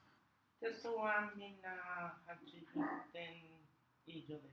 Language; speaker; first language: Japanese; non-native, learner; Spanish